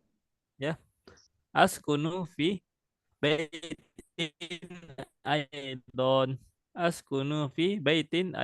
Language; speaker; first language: Arabic; non-native, fluent; Indonesian